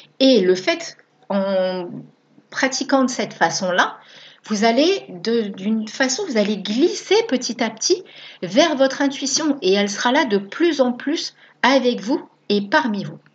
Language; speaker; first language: French; native; French